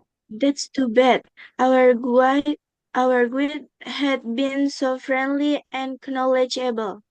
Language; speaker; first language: English; non-native, learner; Indonesian